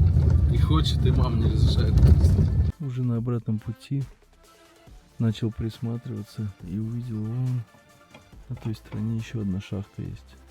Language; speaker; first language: Russian; native; Russian